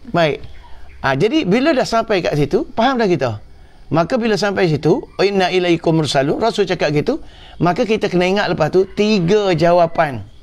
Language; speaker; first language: Malay; native; Malay